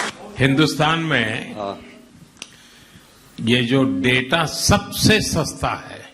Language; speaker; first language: Hindi; non-native, local second language; Gujarati